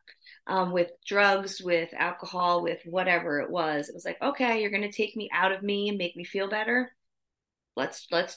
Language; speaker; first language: English; native; English